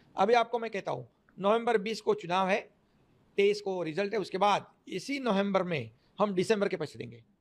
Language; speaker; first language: Hindi; non-native, local second language; Marathi